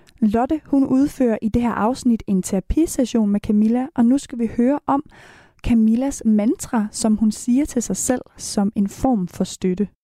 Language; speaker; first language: Danish; native; Danish